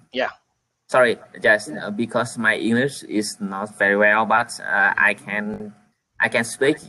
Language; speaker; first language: English; non-native, learner; Vietnamese